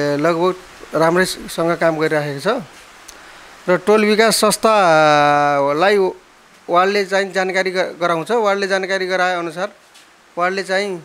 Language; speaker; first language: Nepali; native; Nepali